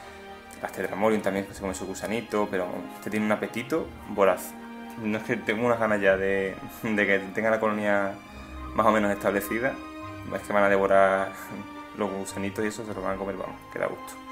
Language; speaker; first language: Spanish; native; Spanish